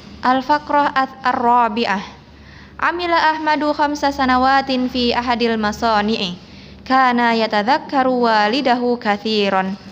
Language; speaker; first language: Arabic; non-native, fluent; Indonesian